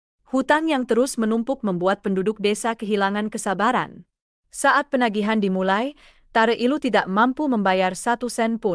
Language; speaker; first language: Indonesian; native; Indonesian